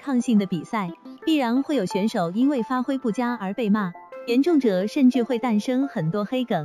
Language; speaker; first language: Chinese; native; Chinese